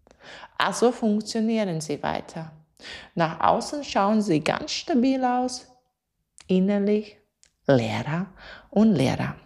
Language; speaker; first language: German; non-native, fluent; Latvian